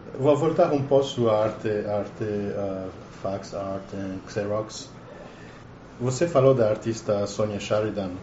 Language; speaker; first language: Portuguese; non-native, learner; Italian